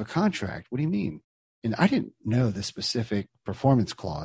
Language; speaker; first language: English; native; English